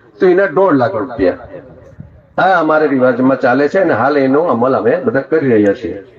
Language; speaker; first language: Gujarati; non-native, local second language; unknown